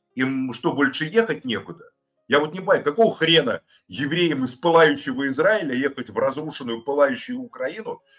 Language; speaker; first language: Russian; native; Russian